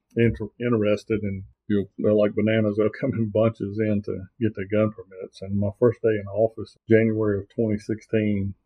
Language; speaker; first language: English; native; English